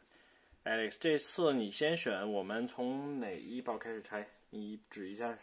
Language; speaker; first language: Chinese; native; Chinese